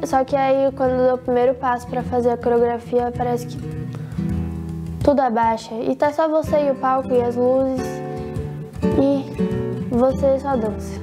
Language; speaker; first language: Portuguese; native; Portuguese